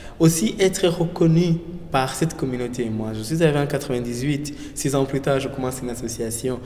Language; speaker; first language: French; non-native, local second language; Kinyarwanda